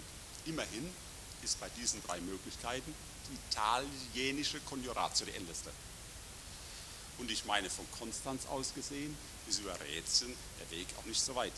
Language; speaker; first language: German; native; German